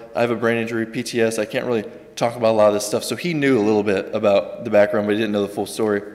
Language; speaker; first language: English; native; English